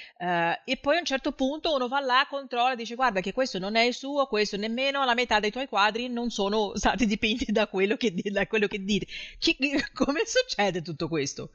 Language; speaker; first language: Italian; non-native, fluent; Portuguese